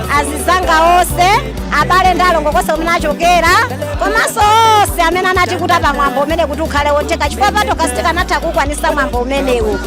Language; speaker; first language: Nyanja; non-native, local second language; Yao